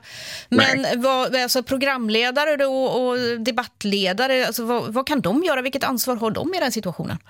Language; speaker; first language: Swedish; native; Swedish